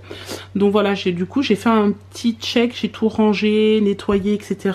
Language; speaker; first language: French; native; French